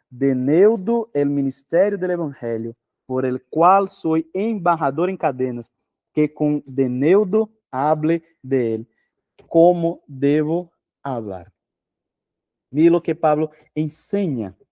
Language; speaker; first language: Spanish; non-native, fluent; Portuguese